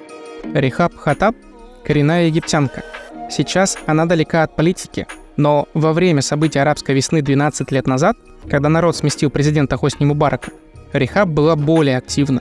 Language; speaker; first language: Russian; native; Russian